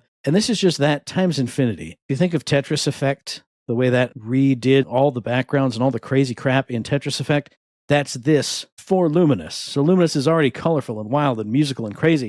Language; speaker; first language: English; native; English